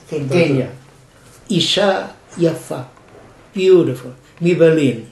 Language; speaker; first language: Hebrew; non-native, fluent; German